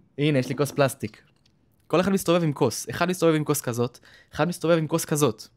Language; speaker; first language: Hebrew; native; Hebrew